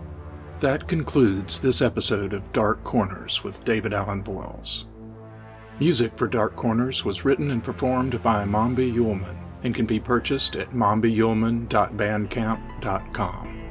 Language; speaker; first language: English; native; English